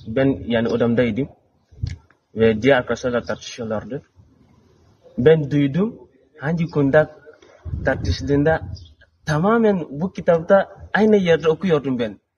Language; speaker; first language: Turkish; non-native, learner; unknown